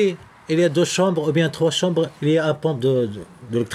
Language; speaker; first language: French; non-native, learner; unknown